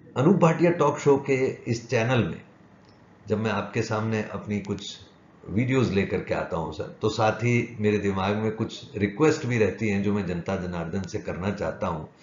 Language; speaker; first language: Hindi; native; Hindi